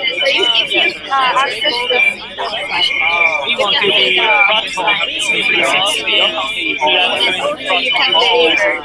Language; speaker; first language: English; non-native, learner; Japanese